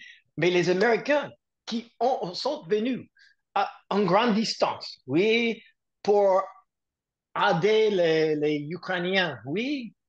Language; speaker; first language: French; non-native, learner; English